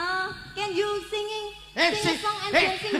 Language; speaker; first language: English; non-native, learner; Javanese